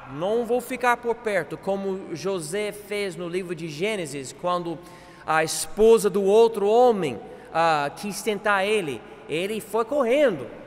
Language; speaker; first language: Portuguese; non-native, fluent; English